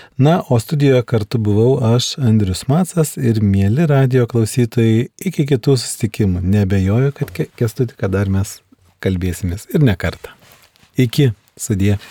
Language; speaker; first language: Lithuanian; native; Lithuanian